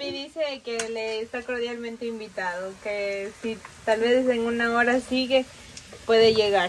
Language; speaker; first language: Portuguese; non-native, learner; Spanish